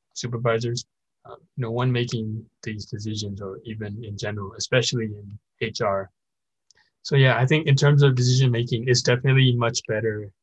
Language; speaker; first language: English; non-native, fluent; Burmese